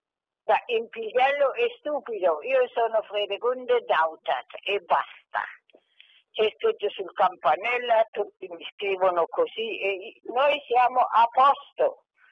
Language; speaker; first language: Italian; non-native, fluent; German